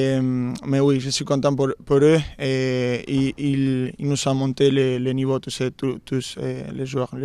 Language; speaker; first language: French; non-native, fluent; Spanish